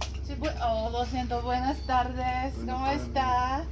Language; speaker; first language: Spanish; non-native, learner; English